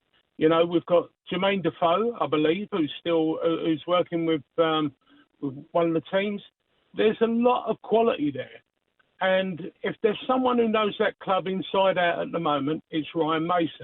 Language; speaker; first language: English; native; English